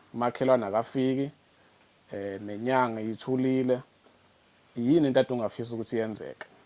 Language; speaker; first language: Zulu; native; Zulu